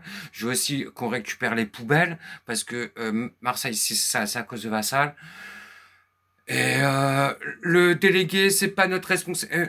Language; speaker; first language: French; native; French